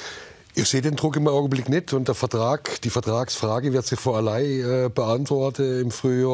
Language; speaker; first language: German; native; German